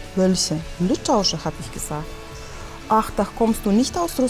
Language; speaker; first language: German; non-native, fluent; Lithuanian